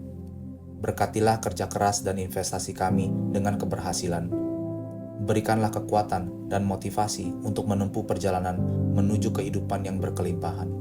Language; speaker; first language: Indonesian; native; Indonesian